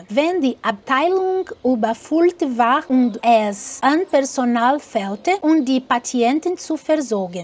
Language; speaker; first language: German; non-native, learner; Portuguese